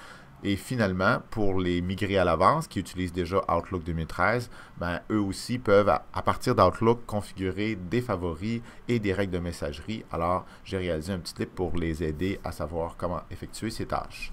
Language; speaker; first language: French; native; French